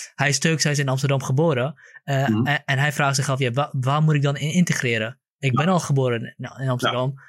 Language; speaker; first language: Dutch; early bilingual, other home language; Kurdish